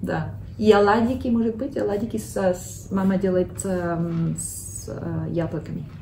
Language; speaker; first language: Russian; early bilingual, heritage; Russian